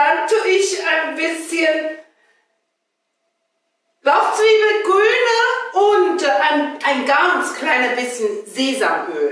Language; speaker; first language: German; non-native, fluent; Chinese